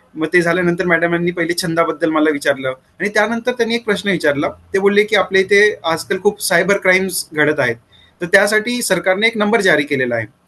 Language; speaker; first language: Marathi; native; Marathi